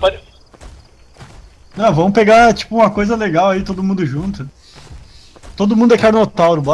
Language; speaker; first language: Portuguese; native; Portuguese